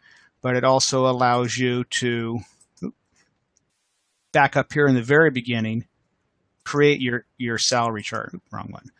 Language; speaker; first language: English; native; English